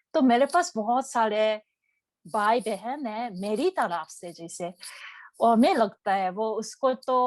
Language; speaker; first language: Hindi; non-native, learner; Japanese